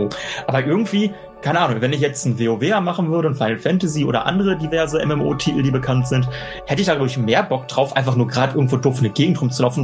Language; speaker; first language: German; native; German